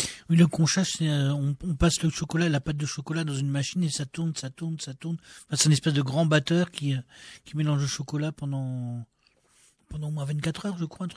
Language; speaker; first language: French; native; French